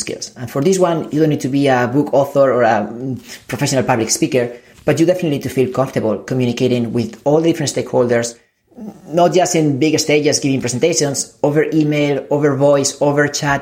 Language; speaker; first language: English; non-native, fluent; Spanish